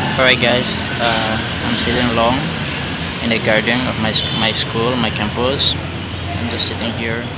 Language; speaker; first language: English; non-native, fluent; Tetum